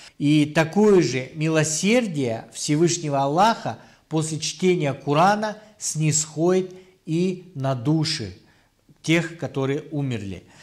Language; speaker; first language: Russian; non-native, local second language; Kyrgyz